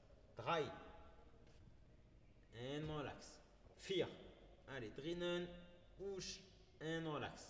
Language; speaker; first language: German; non-native, learner; French